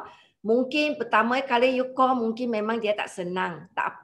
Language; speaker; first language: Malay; non-native, local second language; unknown